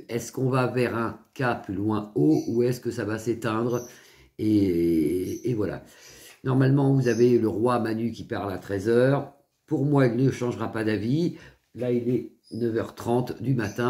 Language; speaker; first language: French; native; French